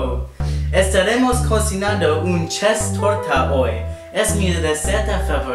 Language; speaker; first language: Spanish; non-native, learner; English